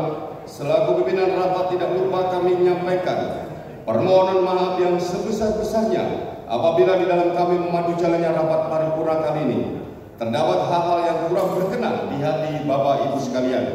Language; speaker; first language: Indonesian; native; Indonesian